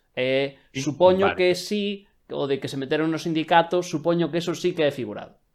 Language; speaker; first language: Galician; non-native, local second language; Spanish